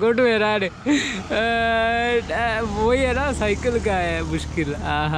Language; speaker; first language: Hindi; non-native, local second language; Malayalam